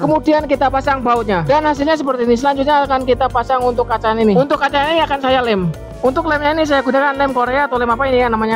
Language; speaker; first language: Indonesian; native; Indonesian